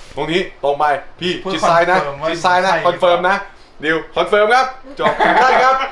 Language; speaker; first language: Thai; native; Thai